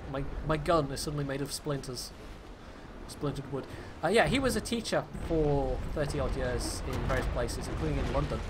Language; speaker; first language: English; native; English